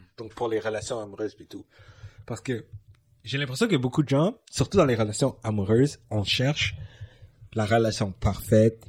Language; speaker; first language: French; non-native, local second language; English